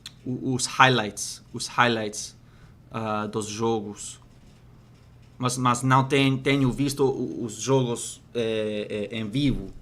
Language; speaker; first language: Portuguese; non-native, learner; English